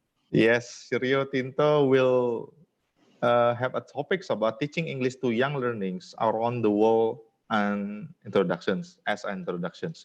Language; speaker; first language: English; non-native, fluent; Indonesian